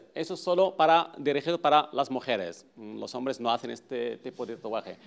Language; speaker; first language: Spanish; non-native, learner; Arabic